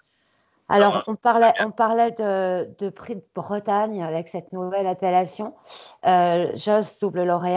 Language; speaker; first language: French; native; French